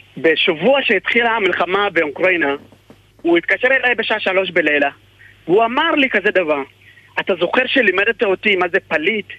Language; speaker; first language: Hebrew; non-native, fluent; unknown